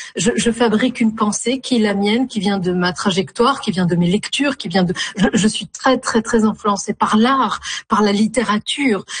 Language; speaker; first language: French; non-native, local second language; Arabic